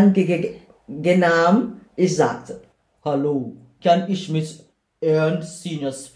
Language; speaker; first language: German; non-native, learner; English